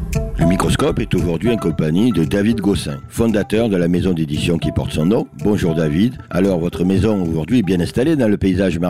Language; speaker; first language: French; native; French